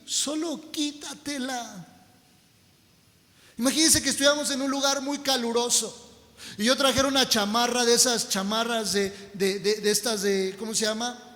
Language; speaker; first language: Spanish; native; Spanish